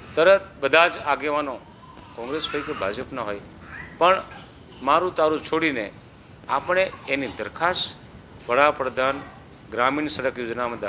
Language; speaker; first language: Gujarati; non-native, local second language; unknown